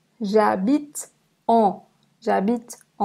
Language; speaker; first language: French; non-native, learner; Portuguese